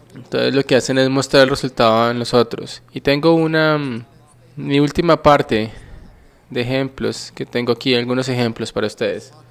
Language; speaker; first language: Spanish; non-native, fluent; Finnish